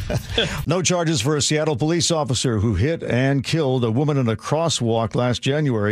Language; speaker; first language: English; native; English